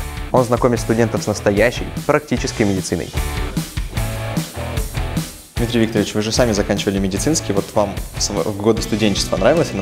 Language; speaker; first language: Russian; native; Russian